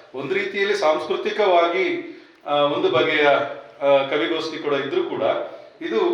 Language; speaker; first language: Kannada; native; Kannada